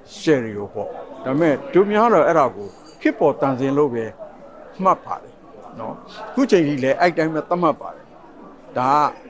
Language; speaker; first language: Burmese; native; Burmese